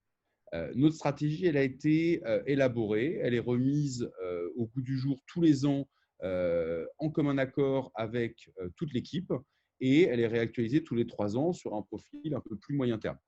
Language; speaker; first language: French; native; French